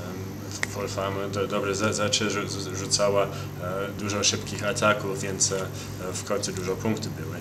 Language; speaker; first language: Polish; early bilingual, heritage; Polish